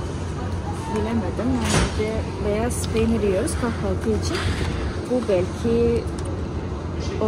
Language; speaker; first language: Turkish; non-native, fluent; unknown